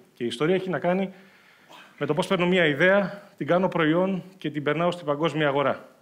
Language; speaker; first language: Greek; native; Greek